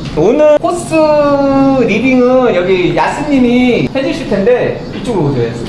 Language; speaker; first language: Korean; native; Korean